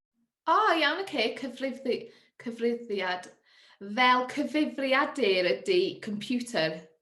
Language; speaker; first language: Welsh; non-native, learner; English